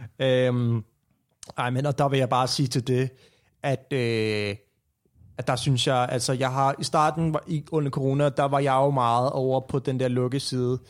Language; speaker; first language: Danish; native; Danish